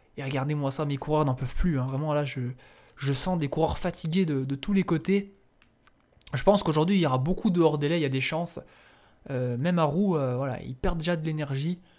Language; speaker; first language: French; native; French